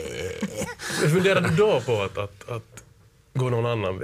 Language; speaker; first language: Swedish; native; Swedish